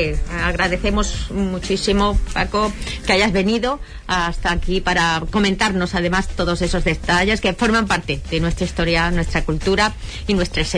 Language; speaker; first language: Spanish; native; Spanish